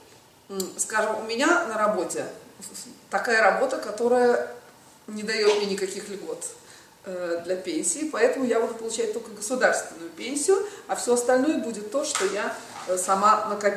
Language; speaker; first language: Russian; native; Russian